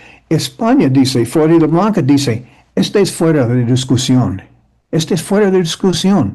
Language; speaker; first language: Spanish; early bilingual, heritage; English